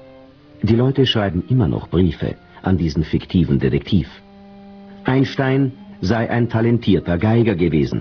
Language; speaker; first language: German; native; German